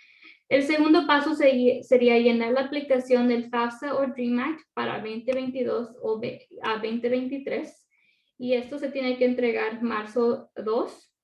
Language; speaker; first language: Spanish; early bilingual, other home language; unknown